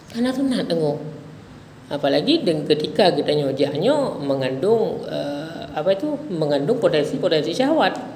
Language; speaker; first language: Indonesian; non-native, local second language; Achinese